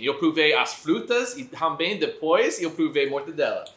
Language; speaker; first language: Portuguese; non-native, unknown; English